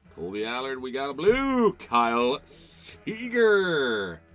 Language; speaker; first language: English; native; English